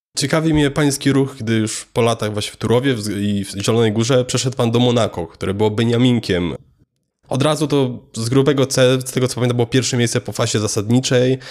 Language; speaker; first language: Polish; native; Polish